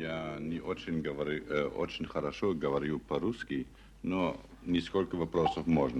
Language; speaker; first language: Russian; non-native, learner; German